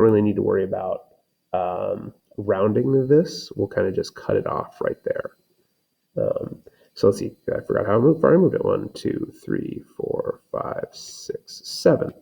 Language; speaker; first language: English; native; English